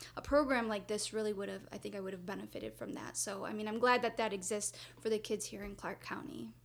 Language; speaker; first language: English; non-native, fluent; Spanish